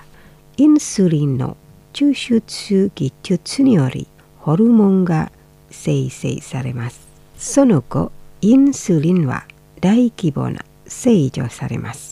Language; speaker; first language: Japanese; non-native, fluent; Indonesian